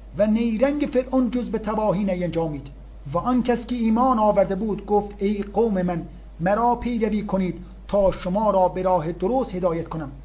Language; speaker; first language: Persian; native; Persian